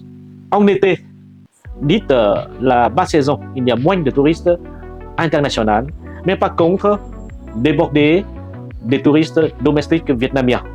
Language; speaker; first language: French; non-native, fluent; Vietnamese